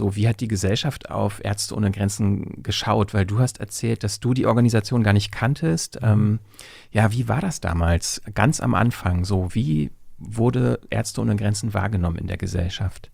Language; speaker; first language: German; native; German